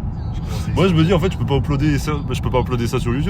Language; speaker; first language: French; native; French